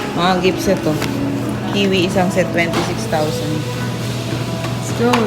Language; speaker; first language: Filipino; native; Filipino